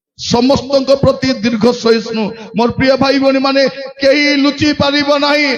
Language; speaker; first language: Odia; non-native, local second language; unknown